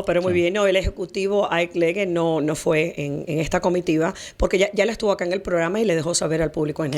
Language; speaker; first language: Spanish; native; Spanish